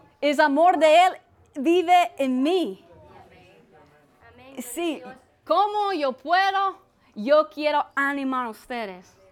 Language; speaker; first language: Spanish; non-native, learner; English